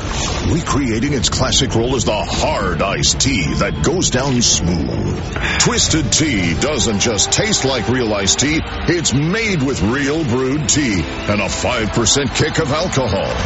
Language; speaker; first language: English; native; English